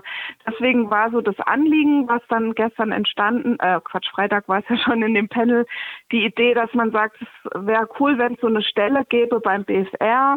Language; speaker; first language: German; native; German